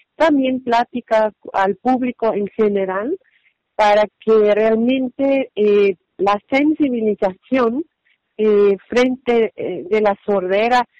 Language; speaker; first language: Spanish; non-native, fluent; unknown